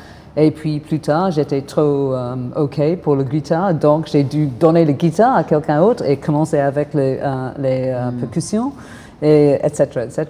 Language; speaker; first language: French; non-native, fluent; English